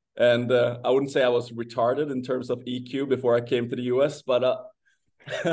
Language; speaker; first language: English; non-native, fluent; Swedish